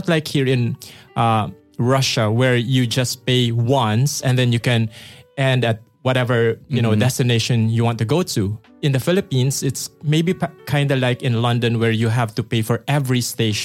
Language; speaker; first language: English; non-native, local second language; Filipino